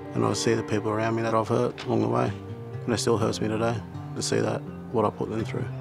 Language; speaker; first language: English; native; English